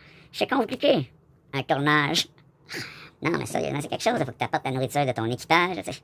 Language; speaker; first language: French; native; French